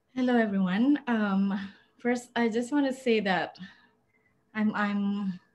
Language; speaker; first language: English; non-native, local second language; Malay